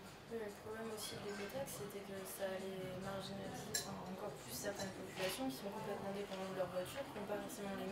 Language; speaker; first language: French; native; French